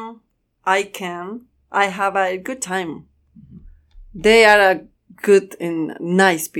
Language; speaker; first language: English; non-native, learner; Spanish